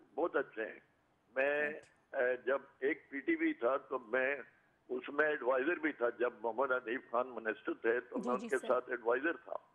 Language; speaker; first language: Urdu; native; Urdu